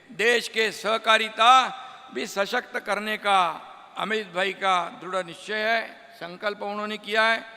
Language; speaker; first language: Hindi; non-native, local second language; Marathi